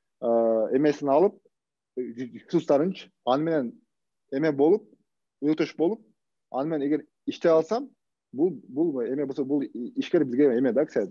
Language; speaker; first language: Kyrgyz; non-native, local second language; Russian